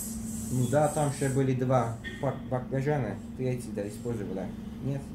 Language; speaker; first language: Russian; early bilingual, heritage; Turkish